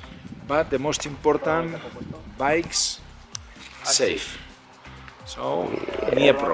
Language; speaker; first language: English; non-native, learner; Spanish